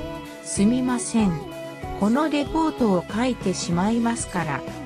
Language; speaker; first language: Japanese; non-native, learner; English